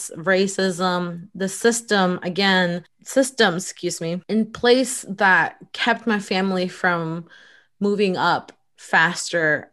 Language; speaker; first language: English; early bilingual, other home language; Spanish